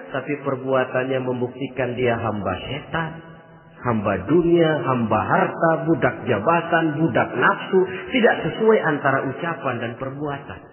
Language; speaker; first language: Indonesian; native; Indonesian